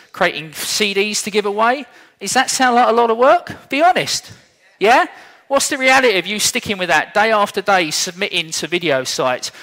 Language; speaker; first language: English; native; English